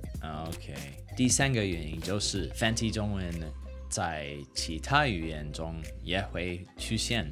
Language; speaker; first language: Chinese; non-native, fluent; English